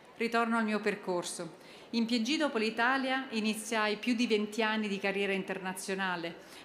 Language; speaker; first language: Italian; native; Italian